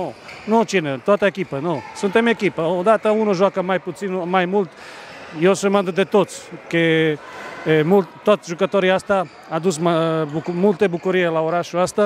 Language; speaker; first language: Romanian; non-native, fluent; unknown